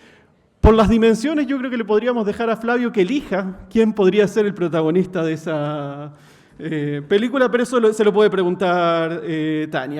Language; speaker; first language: Spanish; native; Spanish